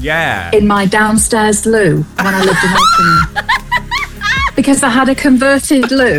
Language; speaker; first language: English; native; English